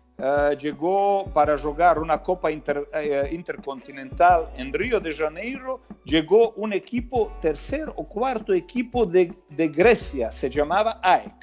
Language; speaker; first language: Portuguese; non-native, learner; Croatian